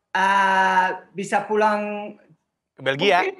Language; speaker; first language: Indonesian; non-native, fluent; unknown